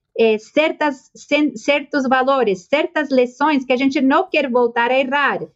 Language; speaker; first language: Portuguese; non-native, fluent; Spanish